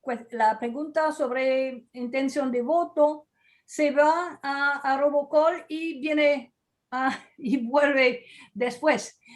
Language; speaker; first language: Spanish; non-native, fluent; French